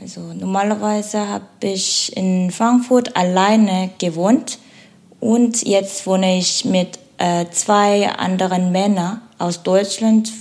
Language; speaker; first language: German; non-native, learner; Korean